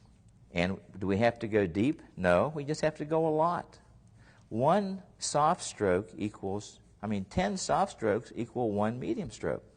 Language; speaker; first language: English; native; English